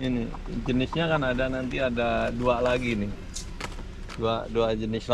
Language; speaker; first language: Indonesian; native; Indonesian